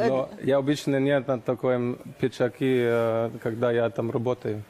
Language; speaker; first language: Russian; non-native, learner; German